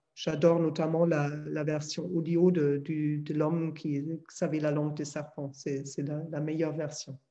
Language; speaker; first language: French; non-native, fluent; German